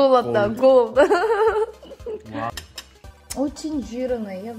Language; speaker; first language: Russian; non-native, learner; Korean